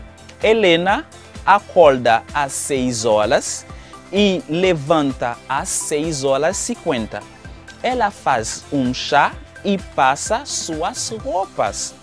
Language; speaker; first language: Portuguese; non-native, fluent; Haitian Creole